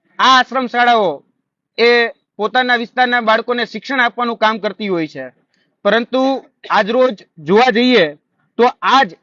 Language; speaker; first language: Gujarati; native; Gujarati